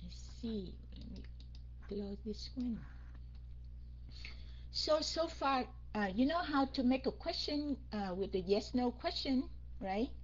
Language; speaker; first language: English; non-native, fluent; Vietnamese